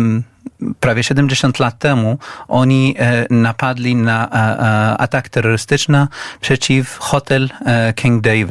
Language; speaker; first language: Polish; non-native, fluent; Arabic